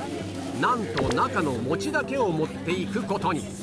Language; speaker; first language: Japanese; native; Japanese